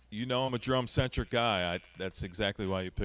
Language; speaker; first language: English; native; English